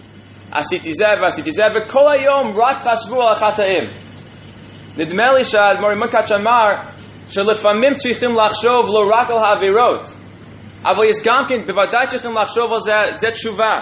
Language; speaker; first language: Hebrew; non-native, fluent; English